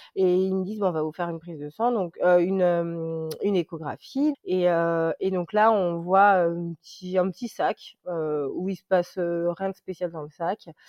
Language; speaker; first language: French; early bilingual, other home language; Lingala